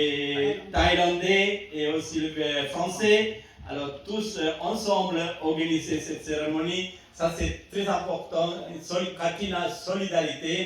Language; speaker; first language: French; non-native, fluent; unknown